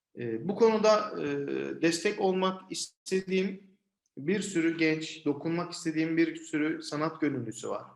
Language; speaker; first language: Turkish; native; Turkish